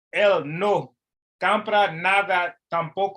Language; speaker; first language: Spanish; non-native, learner; English